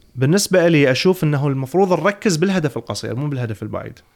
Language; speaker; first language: Arabic; native; Arabic